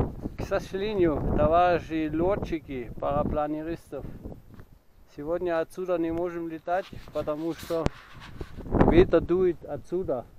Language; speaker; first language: Russian; non-native, learner; German